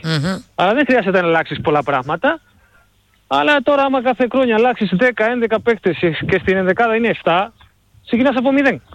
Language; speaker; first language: Greek; non-native, learner; Spanish